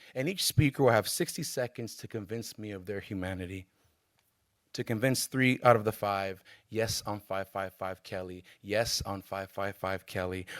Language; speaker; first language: English; native; English